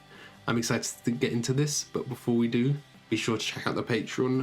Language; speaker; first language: English; native; English